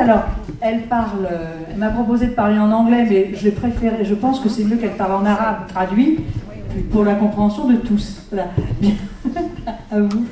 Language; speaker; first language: French; native; French